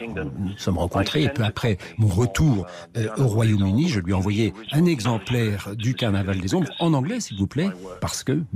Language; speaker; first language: French; non-native, fluent; English